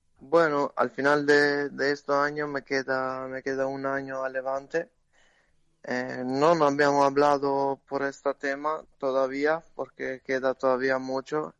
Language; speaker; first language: Spanish; non-native, learner; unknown